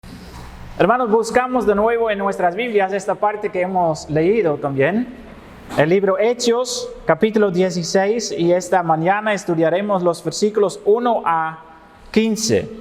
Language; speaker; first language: Spanish; non-native, fluent; Dutch